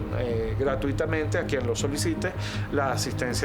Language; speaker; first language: Spanish; native; Spanish